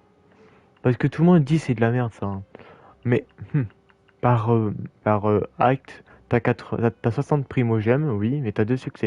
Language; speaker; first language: French; native; French